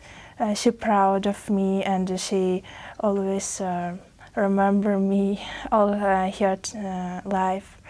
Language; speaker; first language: English; non-native, fluent; Uzbek